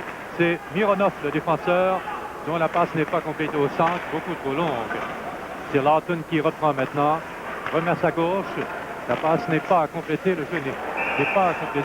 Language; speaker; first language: French; native; French